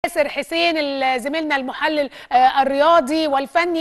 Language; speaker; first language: Arabic; native; Arabic